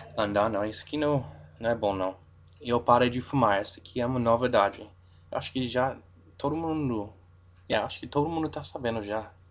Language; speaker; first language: Portuguese; non-native, fluent; English